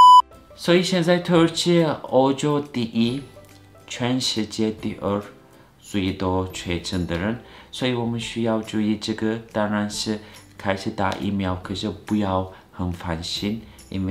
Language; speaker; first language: Chinese; non-native, fluent; Turkish